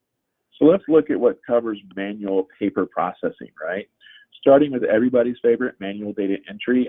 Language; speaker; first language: English; native; English